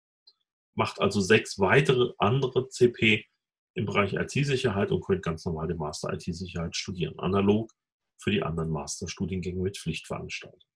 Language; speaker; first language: German; native; German